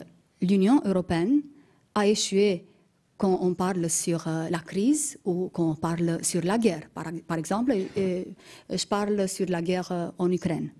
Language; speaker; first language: French; non-native, fluent; Romanian